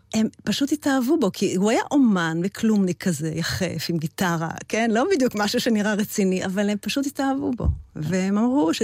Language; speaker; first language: Hebrew; early bilingual, heritage; Hebrew